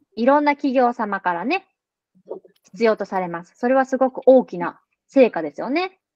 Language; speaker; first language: Japanese; native; Japanese